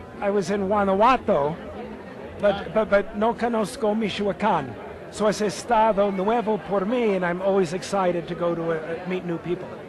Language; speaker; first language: English; native; English